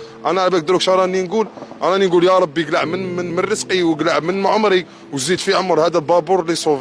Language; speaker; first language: Arabic; native; Arabic